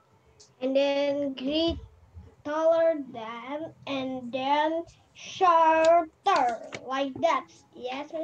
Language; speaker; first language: English; non-native, learner; Indonesian